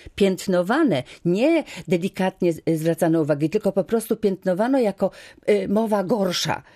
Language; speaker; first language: Polish; native; Polish